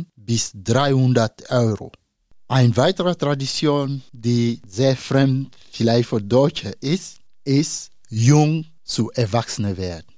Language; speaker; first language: German; non-native, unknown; Dyula